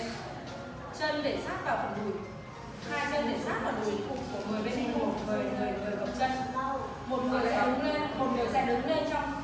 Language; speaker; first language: Vietnamese; native; Vietnamese